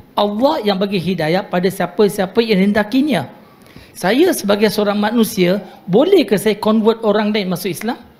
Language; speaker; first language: Malay; non-native, local second language; Tamil